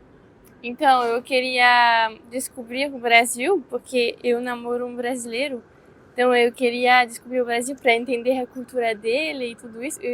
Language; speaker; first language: Portuguese; non-native, fluent; French